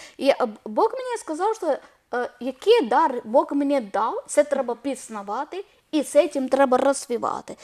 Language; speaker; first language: Ukrainian; non-native, learner; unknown